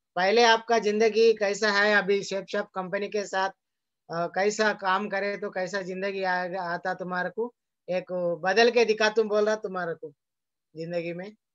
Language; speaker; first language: Hindi; non-native, local second language; Telugu